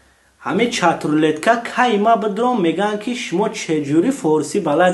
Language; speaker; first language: Persian; native; Persian